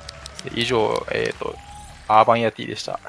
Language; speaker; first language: Japanese; native; Japanese